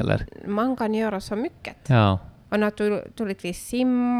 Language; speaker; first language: Swedish; non-native, local second language; Finnish